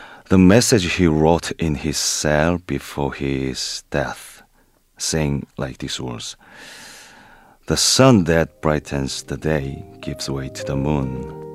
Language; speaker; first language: English; non-native, fluent; Korean